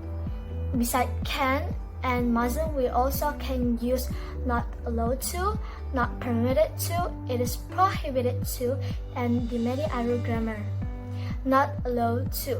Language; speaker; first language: English; non-native, learner; Indonesian